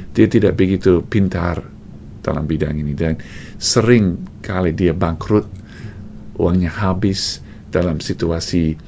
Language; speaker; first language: Malay; non-native, fluent; English